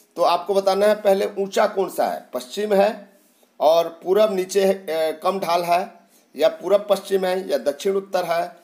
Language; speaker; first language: Hindi; native; Hindi